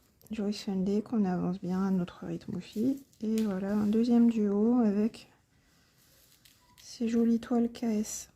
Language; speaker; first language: French; native; French